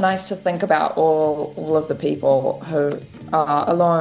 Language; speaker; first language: English; native; English